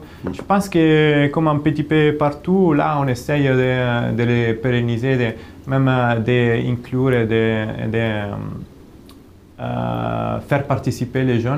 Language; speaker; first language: French; non-native, fluent; Italian